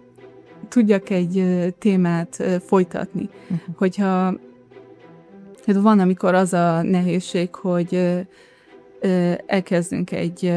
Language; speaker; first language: Hungarian; early bilingual, other home language; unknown